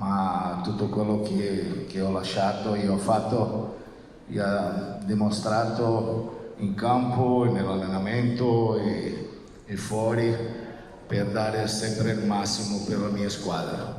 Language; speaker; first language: Italian; non-native, fluent; Portuguese